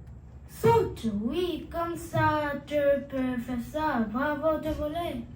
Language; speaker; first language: French; non-native, learner; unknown